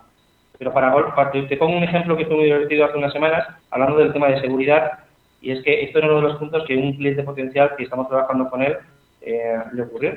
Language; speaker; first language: Spanish; native; Spanish